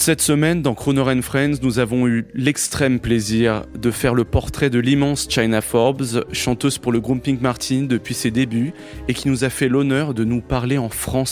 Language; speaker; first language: French; native; French